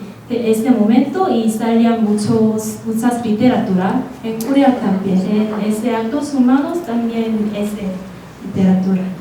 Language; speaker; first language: Spanish; non-native, learner; Korean